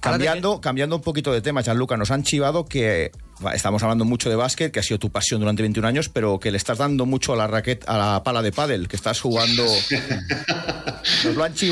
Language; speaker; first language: Spanish; native; Spanish